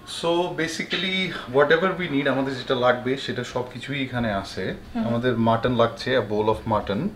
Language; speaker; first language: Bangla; non-native, fluent; Kashmiri